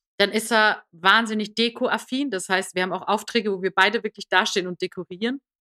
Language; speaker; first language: German; early bilingual, other home language; Persian